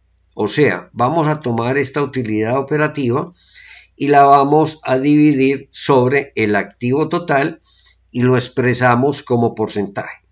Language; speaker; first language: Spanish; native; Spanish